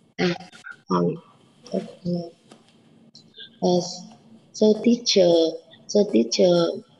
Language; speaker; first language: English; non-native, learner; Vietnamese